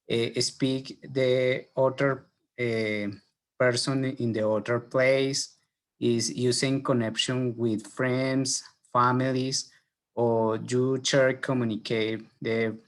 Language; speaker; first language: English; non-native, learner; Spanish